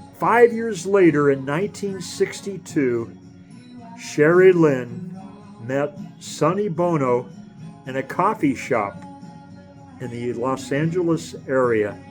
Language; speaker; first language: English; native; English